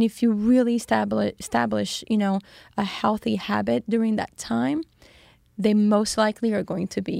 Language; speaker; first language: English; non-native, fluent; Portuguese